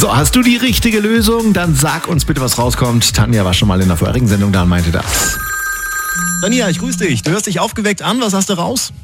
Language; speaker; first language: German; native; German